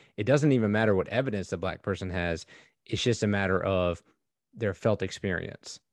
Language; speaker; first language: English; native; English